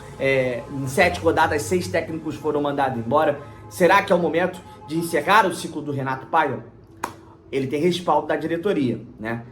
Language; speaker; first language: Portuguese; native; Portuguese